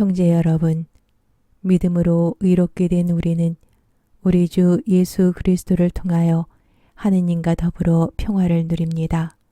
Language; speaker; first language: Korean; native; Korean